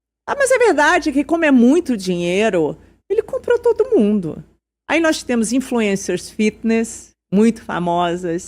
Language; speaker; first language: Portuguese; native; Portuguese